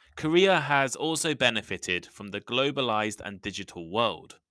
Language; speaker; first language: English; native; English